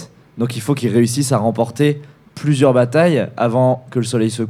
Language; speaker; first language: French; native; French